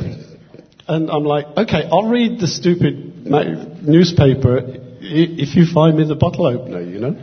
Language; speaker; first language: English; native; English